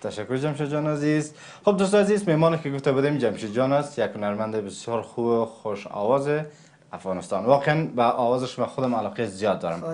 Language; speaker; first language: Persian; native; Persian